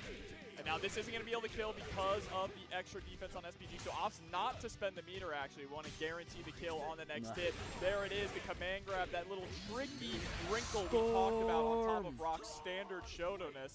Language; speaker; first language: English; native; English